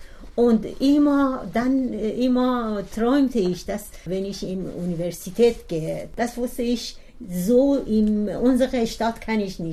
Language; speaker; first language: German; non-native, learner; Persian